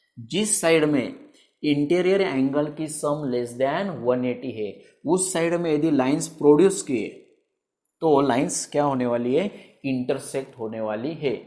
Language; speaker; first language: Hindi; non-native, local second language; Marathi